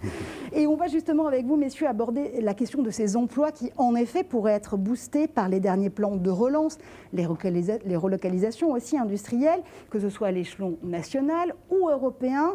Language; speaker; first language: French; native; French